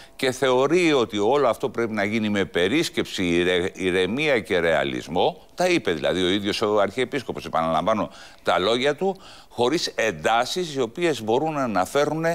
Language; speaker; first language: Greek; native; Greek